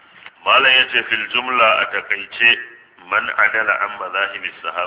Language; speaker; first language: Arabic; non-native, fluent; Hausa